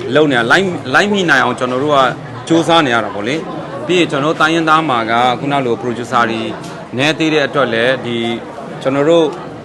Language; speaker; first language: Burmese; non-native, local second language; Hakha Chin